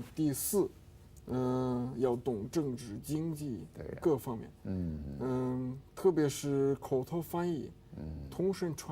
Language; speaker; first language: Chinese; non-native, fluent; Russian